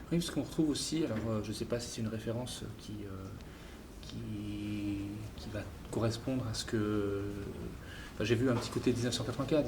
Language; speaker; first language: French; native; French